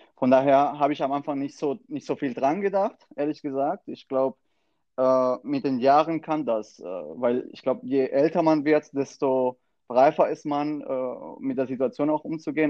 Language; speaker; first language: German; non-native, fluent; Spanish